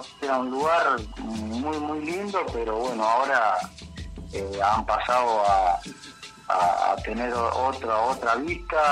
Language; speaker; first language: Spanish; native; Spanish